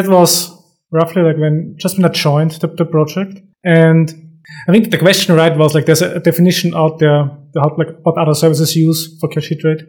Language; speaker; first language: English; non-native, fluent; German